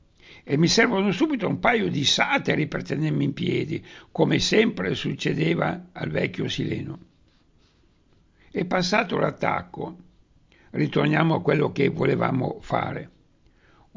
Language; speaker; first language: Italian; native; Italian